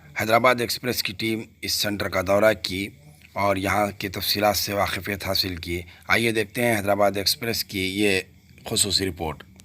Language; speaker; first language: Urdu; native; Urdu